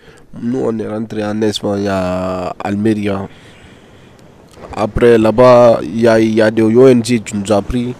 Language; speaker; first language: French; non-native, learner; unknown